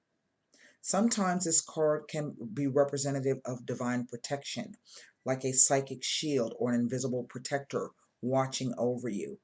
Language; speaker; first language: English; native; English